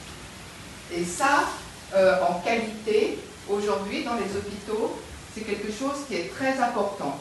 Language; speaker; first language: French; native; French